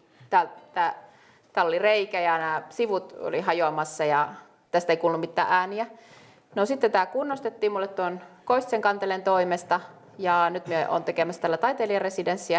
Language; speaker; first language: Finnish; native; Finnish